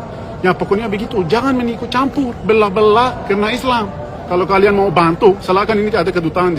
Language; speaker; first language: Indonesian; non-native, learner; Persian